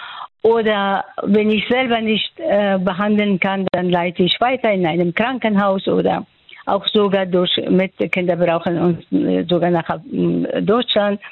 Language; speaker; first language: German; non-native, fluent; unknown